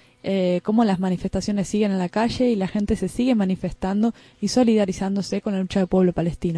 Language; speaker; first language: Spanish; native; Spanish